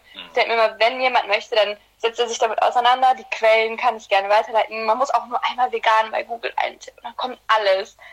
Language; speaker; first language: German; early bilingual, other home language; Turkish